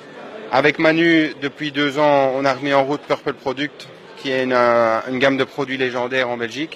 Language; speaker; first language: French; native; French